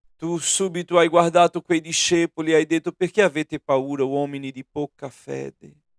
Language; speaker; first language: Italian; non-native, fluent; Portuguese